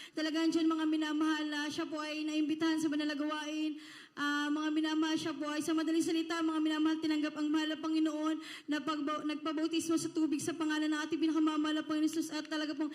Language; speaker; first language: Filipino; native; Filipino